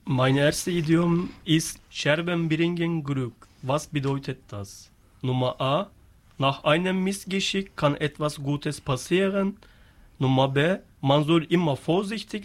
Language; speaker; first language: German; non-native, learner; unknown